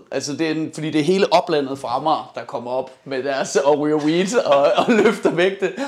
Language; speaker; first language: Danish; early bilingual, other home language; Persian